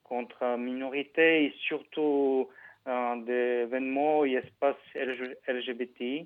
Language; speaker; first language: French; non-native, fluent; Bulgarian